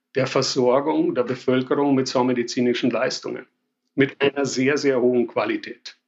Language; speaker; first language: German; native; German